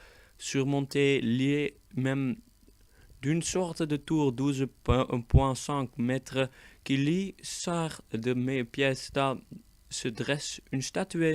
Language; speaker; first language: French; non-native, learner; Dutch